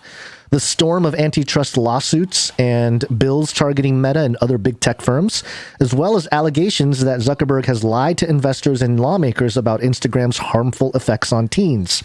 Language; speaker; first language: English; native; English